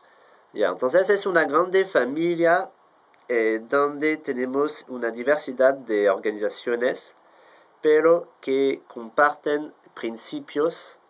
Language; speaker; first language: Spanish; non-native, fluent; French